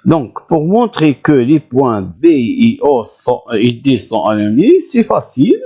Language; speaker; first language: French; non-native, local second language; Arabic